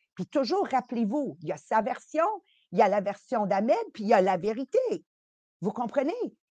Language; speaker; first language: French; early bilingual, other home language; Italian